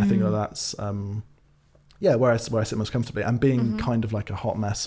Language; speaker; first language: English; native; English